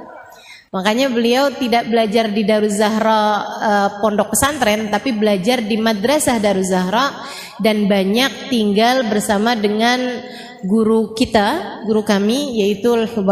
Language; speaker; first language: Indonesian; native; Indonesian